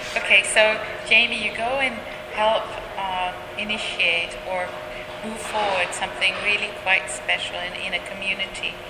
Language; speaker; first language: English; non-native, local second language; Ganda